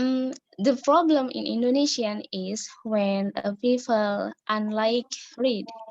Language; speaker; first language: English; non-native, learner; Indonesian